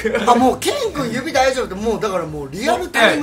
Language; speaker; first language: Japanese; native; Japanese